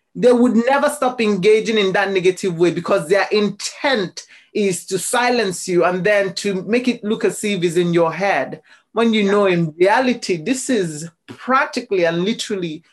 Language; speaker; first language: English; non-native, local second language; Igbo